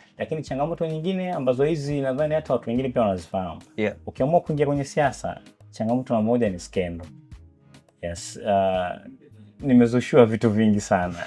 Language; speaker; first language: Swahili; native; Swahili